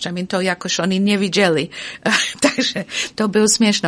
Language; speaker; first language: Polish; non-native, fluent; English